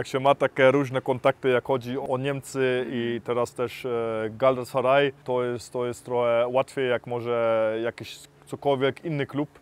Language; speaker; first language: Polish; early bilingual, heritage; Polish